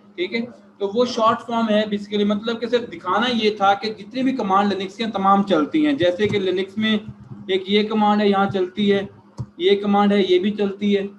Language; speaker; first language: Urdu; native; Urdu